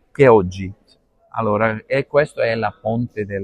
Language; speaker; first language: Italian; non-native, learner; Arabic